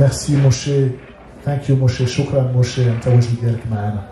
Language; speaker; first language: Arabic; native; Arabic